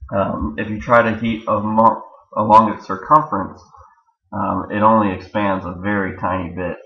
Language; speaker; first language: English; native; English